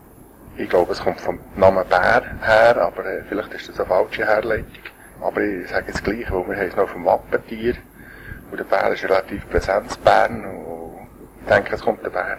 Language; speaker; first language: German; native; German